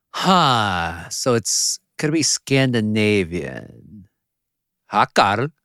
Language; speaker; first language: English; early bilingual, other home language; Spanish